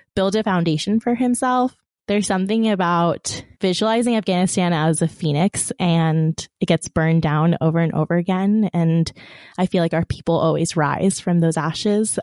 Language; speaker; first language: English; early bilingual, other home language; Persian